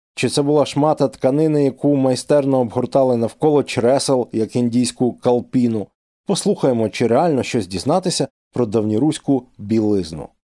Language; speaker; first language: Ukrainian; native; Ukrainian